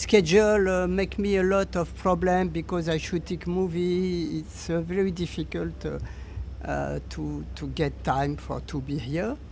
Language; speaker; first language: English; non-native, learner; French